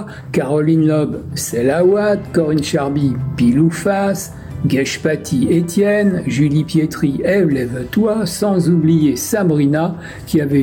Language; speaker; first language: French; native; French